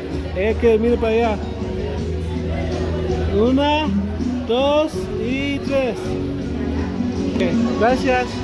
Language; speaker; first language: Spanish; early bilingual, heritage; Spanish